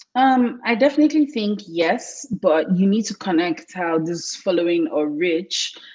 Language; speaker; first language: English; non-native, local second language; Yoruba